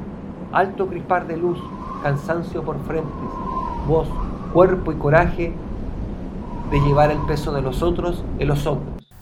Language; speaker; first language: Spanish; native; Spanish